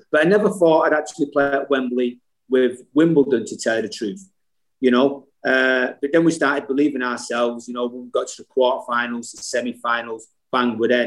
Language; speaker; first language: English; native; English